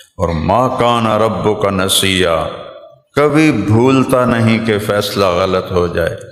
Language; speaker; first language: Urdu; non-native, local second language; Punjabi